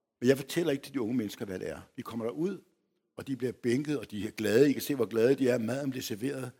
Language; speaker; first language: Danish; early bilingual, other home language; Polish